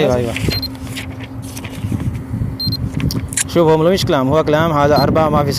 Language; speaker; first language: Arabic; non-native, learner; Punjabi